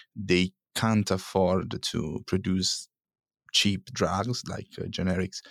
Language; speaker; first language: English; non-native, fluent; Italian